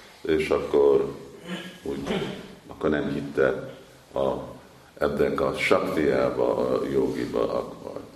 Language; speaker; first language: Hungarian; early bilingual, heritage; Hungarian